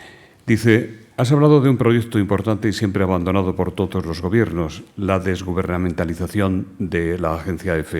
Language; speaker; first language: Spanish; native; Spanish